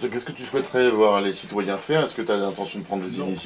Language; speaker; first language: French; native; French